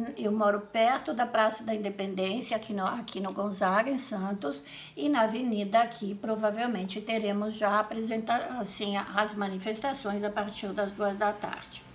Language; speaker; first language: Portuguese; non-native, fluent; Italian